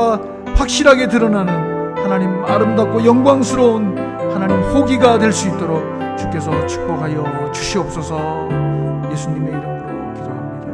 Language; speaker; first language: Korean; native; Korean